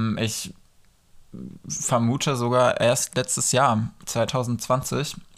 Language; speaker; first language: German; early bilingual, other home language; Polish